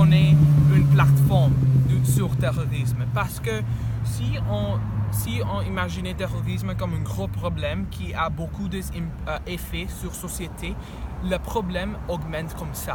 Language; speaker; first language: French; non-native, learner; English